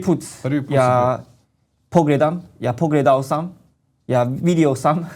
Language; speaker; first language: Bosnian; non-native, learner; Chinese